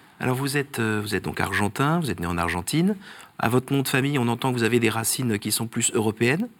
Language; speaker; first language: French; native; French